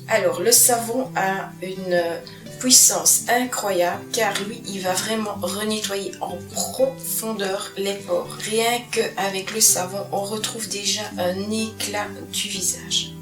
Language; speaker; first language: French; native; French